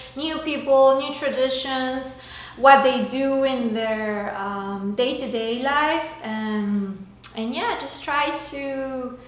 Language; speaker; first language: English; non-native, fluent; Spanish